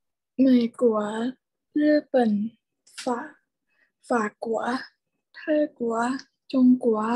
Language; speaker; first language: Chinese; non-native, learner; Thai